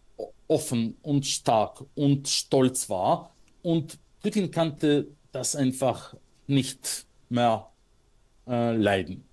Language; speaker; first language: German; non-native, fluent; Russian